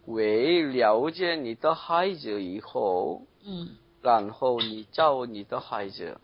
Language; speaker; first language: Chinese; non-native, learner; Korean